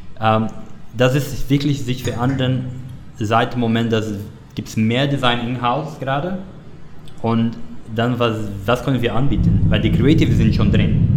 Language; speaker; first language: German; non-native, learner; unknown